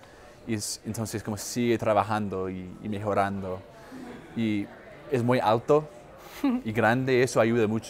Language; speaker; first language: Spanish; non-native, fluent; English